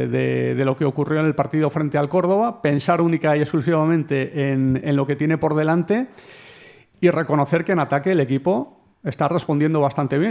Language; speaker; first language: Spanish; native; Spanish